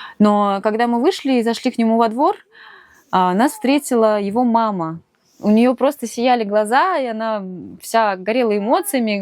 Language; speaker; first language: Russian; native; Russian